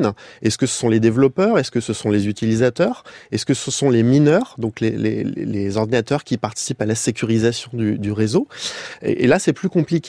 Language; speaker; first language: French; native; French